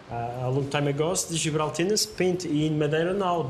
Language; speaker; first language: English; non-native, learner; Portuguese